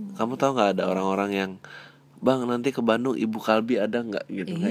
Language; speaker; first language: Indonesian; native; Indonesian